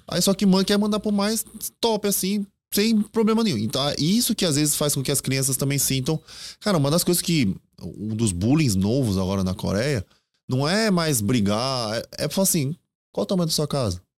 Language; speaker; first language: Portuguese; native; Portuguese